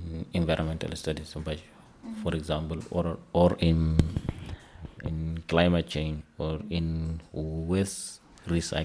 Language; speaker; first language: English; non-native, learner; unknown